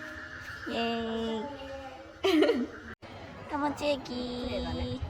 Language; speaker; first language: Japanese; native; Japanese